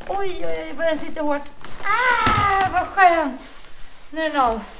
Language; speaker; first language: Swedish; native; Swedish